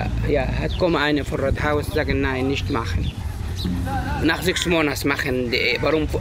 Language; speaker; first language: German; non-native, learner; Arabic